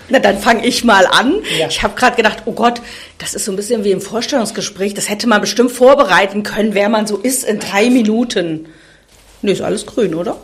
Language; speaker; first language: German; native; German